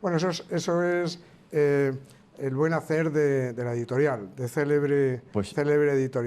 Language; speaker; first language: Spanish; native; Spanish